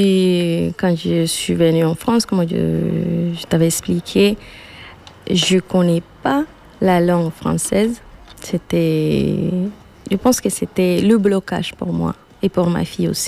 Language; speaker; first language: French; non-native, learner; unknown